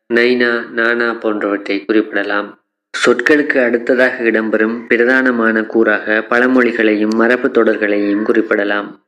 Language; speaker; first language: Tamil; native; Tamil